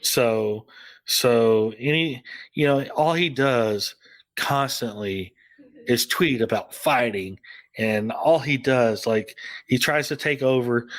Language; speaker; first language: English; native; English